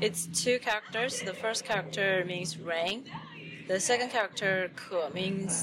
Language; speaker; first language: English; non-native, fluent; Chinese